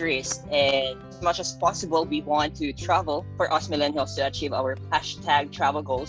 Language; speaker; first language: English; non-native, local second language; Filipino